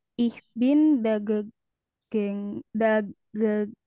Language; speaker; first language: German; non-native, learner; Indonesian